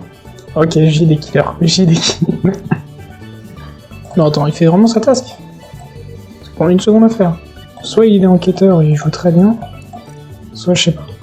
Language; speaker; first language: French; native; French